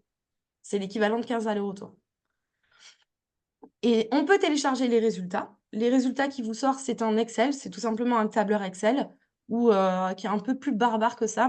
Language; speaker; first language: French; native; French